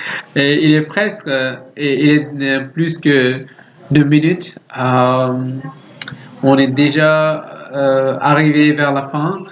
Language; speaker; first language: French; non-native, learner; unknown